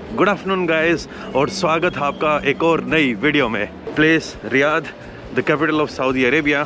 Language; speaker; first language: Hindi; native; Hindi